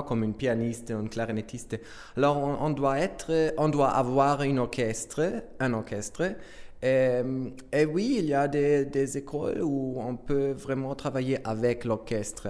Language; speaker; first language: French; non-native, fluent; German